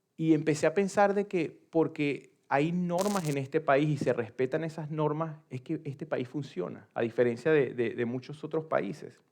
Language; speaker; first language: Spanish; native; Spanish